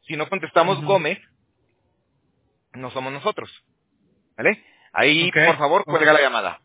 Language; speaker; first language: Spanish; native; Spanish